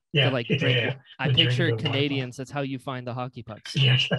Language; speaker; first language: English; native; English